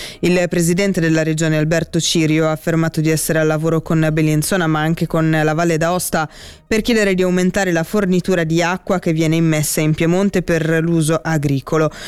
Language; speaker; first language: Italian; native; Italian